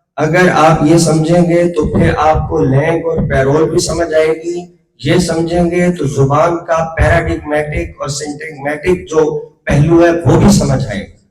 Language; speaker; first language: Urdu; non-native, local second language; Punjabi